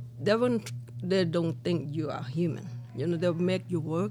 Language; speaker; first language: English; non-native, learner; Lao